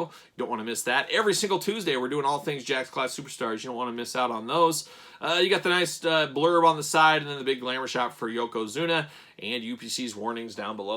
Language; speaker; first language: English; native; English